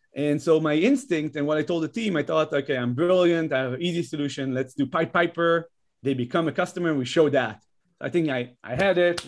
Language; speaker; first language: English; non-native, fluent; Hebrew